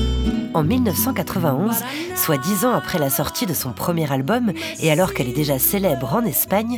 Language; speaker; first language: French; native; French